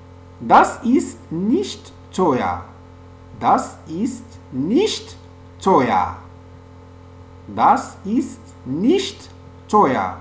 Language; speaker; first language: German; non-native, fluent; French